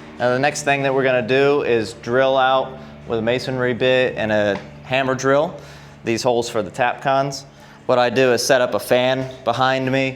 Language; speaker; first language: English; native; English